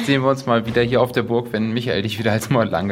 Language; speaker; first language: German; native; German